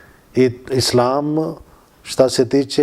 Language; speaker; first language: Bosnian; non-native, learner; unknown